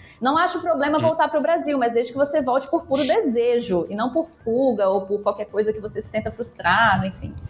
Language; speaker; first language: Portuguese; native; Portuguese